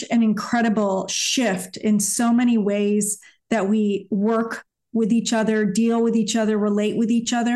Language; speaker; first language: English; native; English